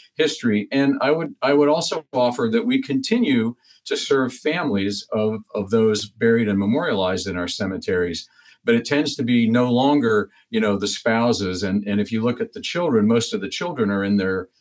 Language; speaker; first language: English; native; English